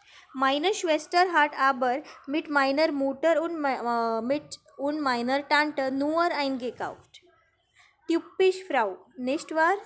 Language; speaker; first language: German; non-native, learner; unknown